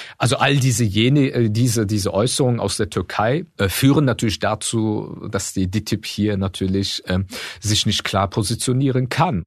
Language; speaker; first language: German; early bilingual, other home language; Turkish